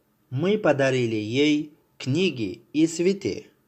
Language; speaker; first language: Russian; non-native, fluent; Tajik